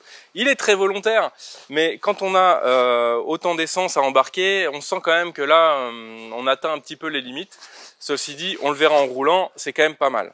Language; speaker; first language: French; native; French